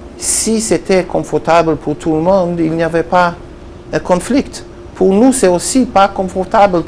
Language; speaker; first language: French; non-native, learner; Hebrew